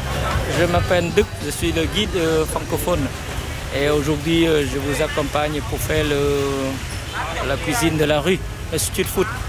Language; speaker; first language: French; non-native, fluent; Vietnamese